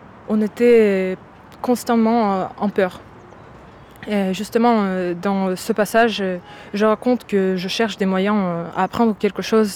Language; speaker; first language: French; non-native, fluent; Ukrainian